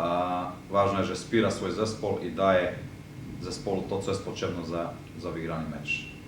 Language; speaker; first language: Polish; non-native, fluent; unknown